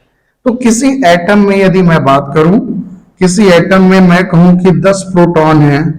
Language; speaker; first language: Hindi; native; Hindi